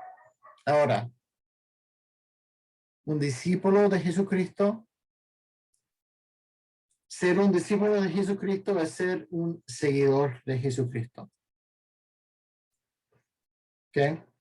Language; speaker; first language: Spanish; non-native, fluent; English